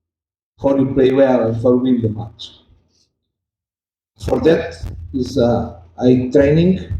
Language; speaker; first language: English; non-native, learner; Portuguese